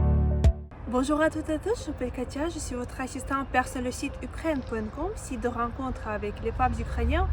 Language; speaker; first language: French; non-native, fluent; Russian